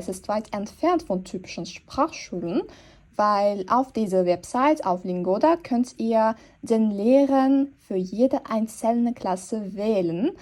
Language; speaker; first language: German; non-native, fluent; Turkish